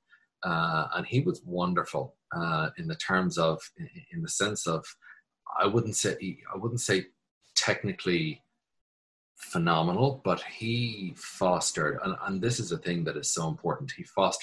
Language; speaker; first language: English; native; English